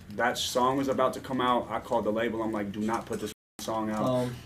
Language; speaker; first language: English; native; English